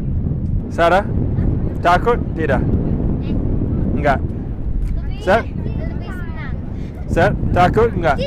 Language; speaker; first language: Indonesian; non-native, fluent; English